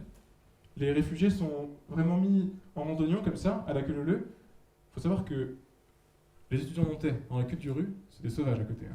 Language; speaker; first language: French; native; French